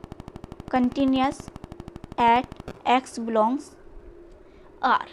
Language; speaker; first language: Hindi; native; Hindi